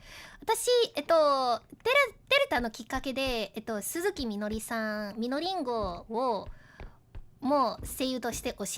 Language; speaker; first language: Japanese; non-native, learner; English